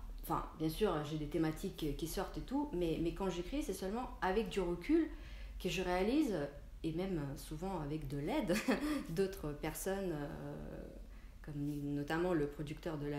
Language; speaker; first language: French; non-native, fluent; Russian